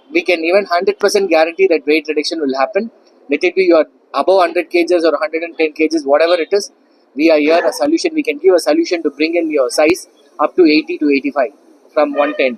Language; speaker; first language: English; non-native, local second language; Tamil